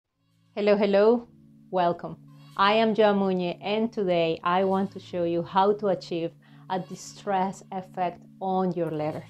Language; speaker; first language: English; non-native, fluent; Spanish